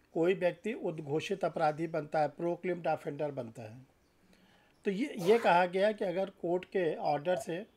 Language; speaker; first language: Hindi; native; Hindi